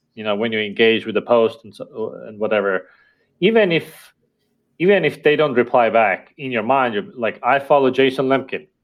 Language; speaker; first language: English; non-native, fluent; Estonian